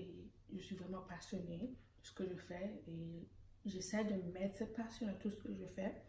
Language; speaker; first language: French; early bilingual, heritage; Haitian Creole